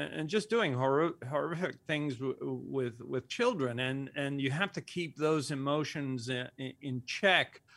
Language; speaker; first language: English; early bilingual, other home language; Spanish